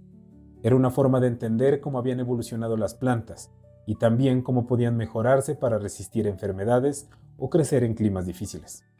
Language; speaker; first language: Spanish; native; Spanish